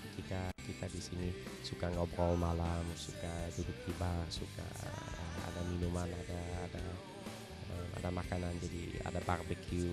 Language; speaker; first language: Indonesian; non-native, fluent; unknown